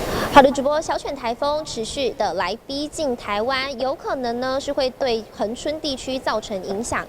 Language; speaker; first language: Chinese; native; Chinese